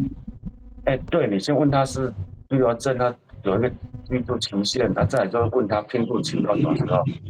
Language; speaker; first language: Chinese; native; Chinese